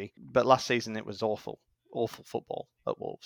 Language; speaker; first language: English; native; English